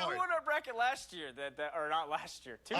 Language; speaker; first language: English; native; English